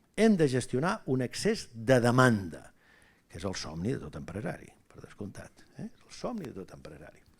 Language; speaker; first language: Catalan; native; Catalan